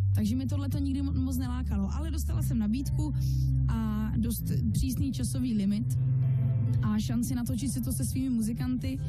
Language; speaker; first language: Czech; non-native, local second language; Polish